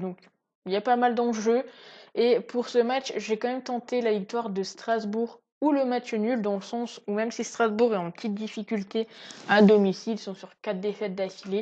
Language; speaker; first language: French; native; French